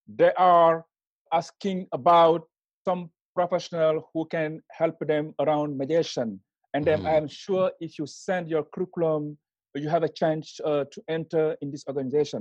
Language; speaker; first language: English; non-native, learner; Wolof